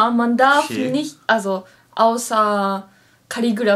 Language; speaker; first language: German; non-native, learner; Japanese